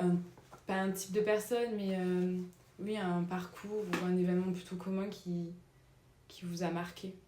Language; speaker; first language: French; native; French